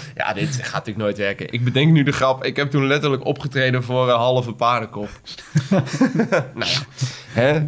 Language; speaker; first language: Dutch; native; Dutch